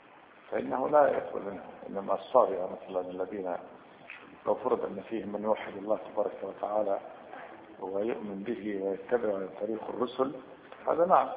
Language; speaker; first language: Arabic; native; Arabic